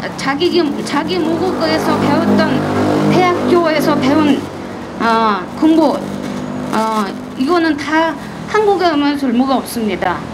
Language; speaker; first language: Korean; non-native, fluent; Mongolian